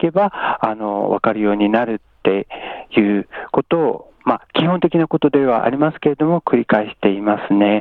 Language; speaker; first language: Japanese; native; Japanese